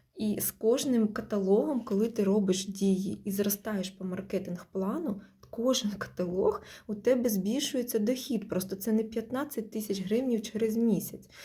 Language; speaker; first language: Ukrainian; non-native, local second language; Russian